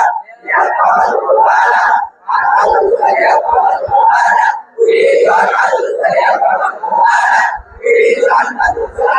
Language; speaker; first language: Arabic; non-native, fluent; Bangla